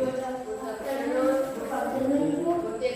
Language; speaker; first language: English; non-native, learner; Indonesian